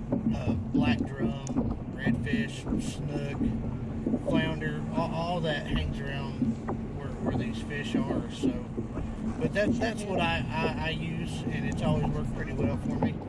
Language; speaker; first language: English; native; English